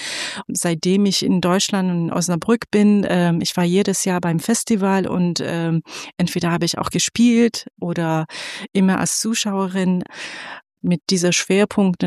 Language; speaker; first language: German; non-native, fluent; Persian